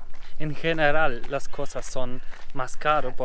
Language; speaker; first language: Spanish; non-native, learner; German